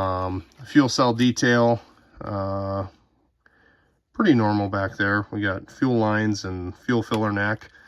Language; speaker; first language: English; native; English